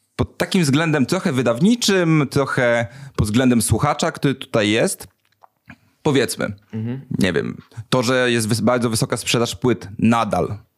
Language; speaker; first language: Polish; native; Polish